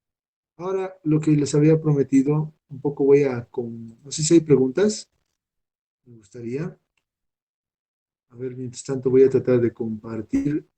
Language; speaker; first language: Spanish; native; Spanish